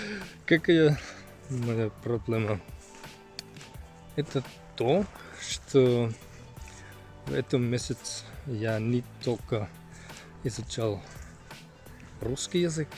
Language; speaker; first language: Russian; non-native, learner; Finnish